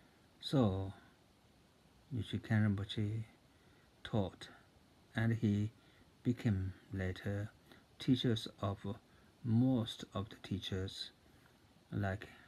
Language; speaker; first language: English; non-native, fluent; Tibetan